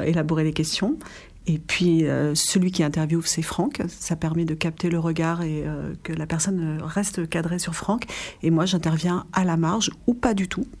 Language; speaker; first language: French; native; French